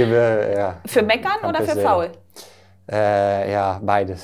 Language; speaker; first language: German; non-native, learner; Norwegian